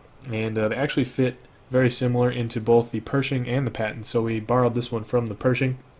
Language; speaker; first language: English; native; English